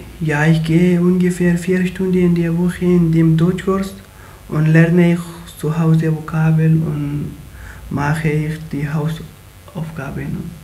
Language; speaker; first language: German; non-native, learner; Pashto